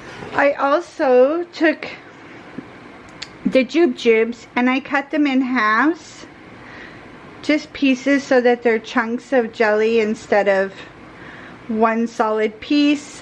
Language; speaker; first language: English; native; English